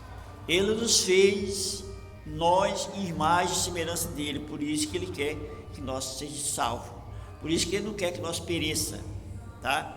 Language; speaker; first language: Portuguese; native; Portuguese